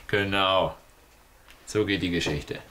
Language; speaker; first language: German; native; German